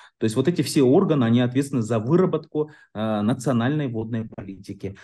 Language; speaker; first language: Russian; non-native, local second language; Kyrgyz